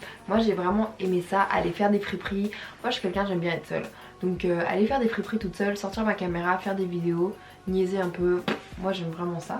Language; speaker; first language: French; native; French